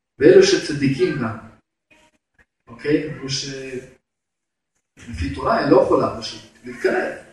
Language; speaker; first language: Hebrew; non-native, fluent; Russian